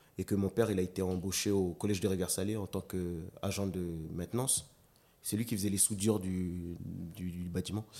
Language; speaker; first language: French; non-native, local second language; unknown